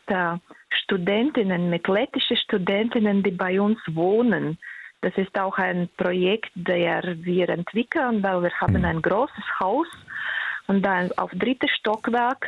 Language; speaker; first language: German; non-native, fluent; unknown